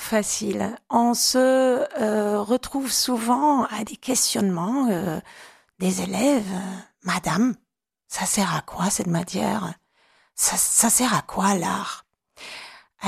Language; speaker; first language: French; non-native, fluent; German